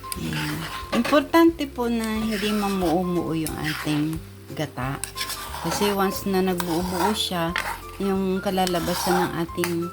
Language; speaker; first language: Filipino; non-native, local second language; Bikol